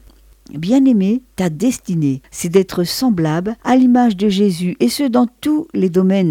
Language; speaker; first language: French; native; French